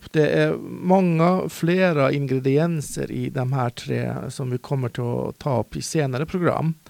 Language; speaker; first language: Swedish; native; Swedish